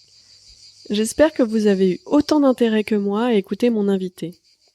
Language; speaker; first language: French; native; French